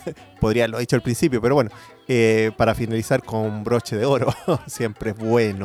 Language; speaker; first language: Spanish; native; Spanish